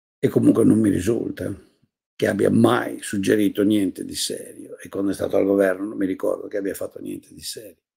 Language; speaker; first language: Italian; native; Italian